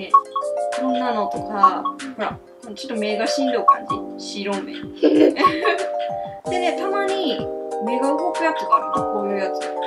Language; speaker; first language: Japanese; native; Japanese